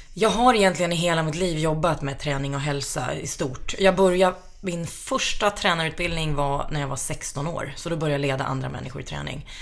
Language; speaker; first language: Swedish; early bilingual, other home language; Finnish